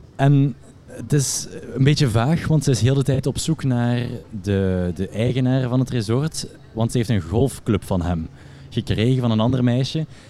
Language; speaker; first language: Dutch; native; Dutch